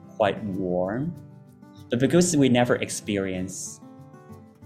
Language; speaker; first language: English; non-native, local second language; Cantonese